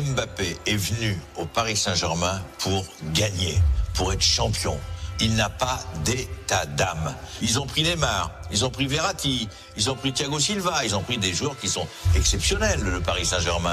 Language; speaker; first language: French; native; French